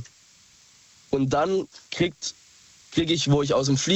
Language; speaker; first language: German; native; German